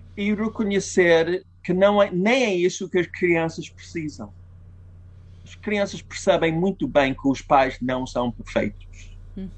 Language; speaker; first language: Portuguese; non-native, fluent; English